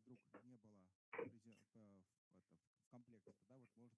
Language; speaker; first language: Russian; native; Russian